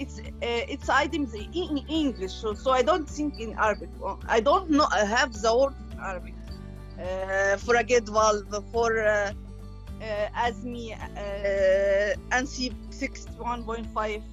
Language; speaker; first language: English; non-native, learner; Arabic